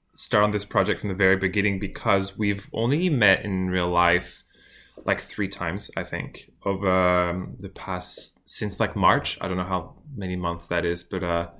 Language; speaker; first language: English; non-native, fluent; French